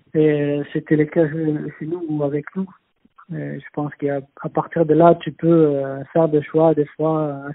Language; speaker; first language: French; non-native, fluent; Swedish